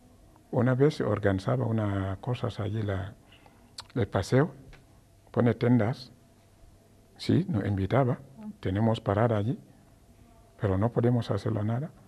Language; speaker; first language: Spanish; non-native, learner; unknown